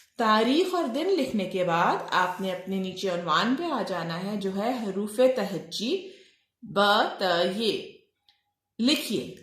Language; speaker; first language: Urdu; non-native, local second language; Punjabi